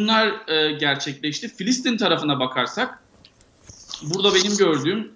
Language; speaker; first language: Turkish; native; Turkish